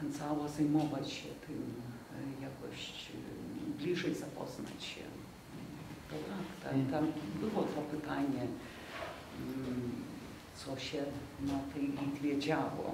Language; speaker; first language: Polish; non-native, fluent; Lithuanian